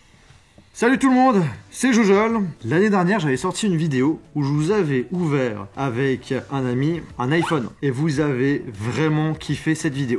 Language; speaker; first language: French; native; French